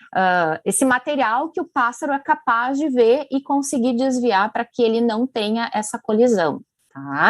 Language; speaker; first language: Portuguese; native; Portuguese